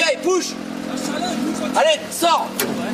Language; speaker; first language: French; native; French